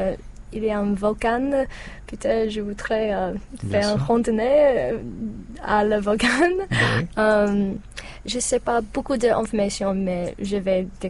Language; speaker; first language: French; non-native, learner; English